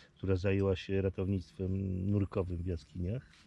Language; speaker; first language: Polish; native; Polish